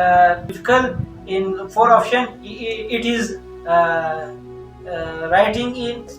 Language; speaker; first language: English; non-native, learner; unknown